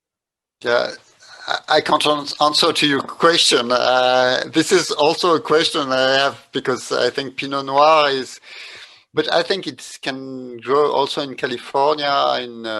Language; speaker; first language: English; non-native, fluent; French